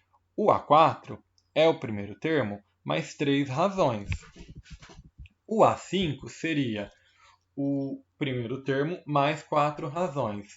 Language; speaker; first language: Portuguese; native; Portuguese